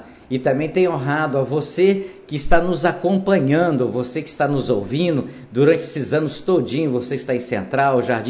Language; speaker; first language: Portuguese; native; Portuguese